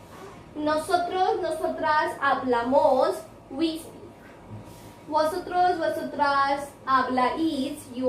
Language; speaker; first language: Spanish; non-native, fluent; Hindi